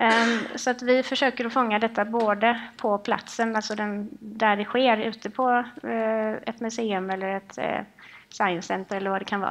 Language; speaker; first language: Swedish; native; Swedish